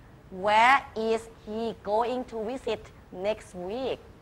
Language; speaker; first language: English; non-native, fluent; Thai